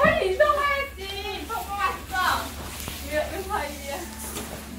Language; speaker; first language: Korean; non-native, learner; Khmer